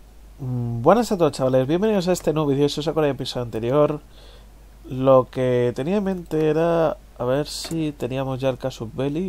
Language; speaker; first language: Spanish; native; Spanish